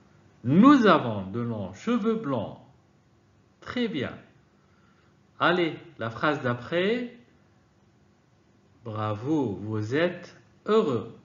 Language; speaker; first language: French; non-native, fluent; Arabic